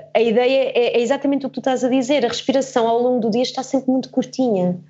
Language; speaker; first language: Portuguese; early bilingual, heritage; German